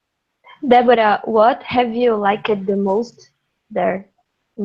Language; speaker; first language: English; non-native, learner; Portuguese